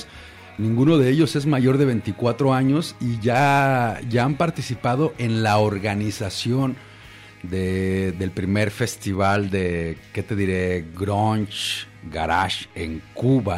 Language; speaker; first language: Spanish; native; Spanish